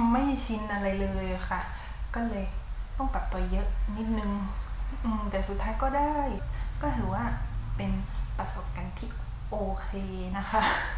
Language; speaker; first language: Thai; early bilingual, other home language; English